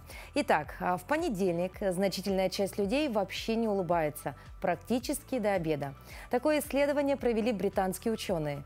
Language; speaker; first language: Russian; native; Russian